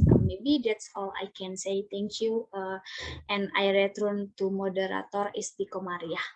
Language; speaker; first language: English; non-native, learner; Indonesian